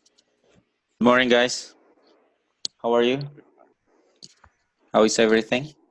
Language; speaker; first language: English; non-native, learner; Indonesian